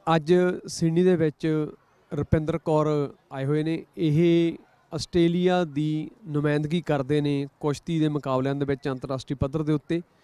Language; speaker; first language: Punjabi; native; Punjabi